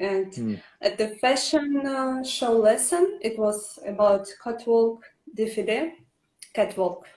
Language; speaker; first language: English; non-native, learner; Russian